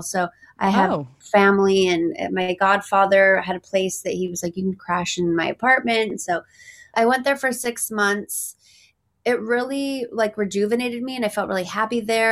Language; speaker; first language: English; native; English